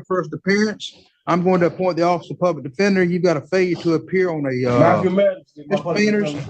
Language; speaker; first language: English; native; English